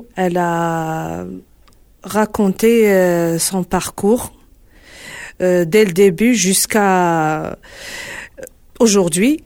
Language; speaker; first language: French; non-native, learner; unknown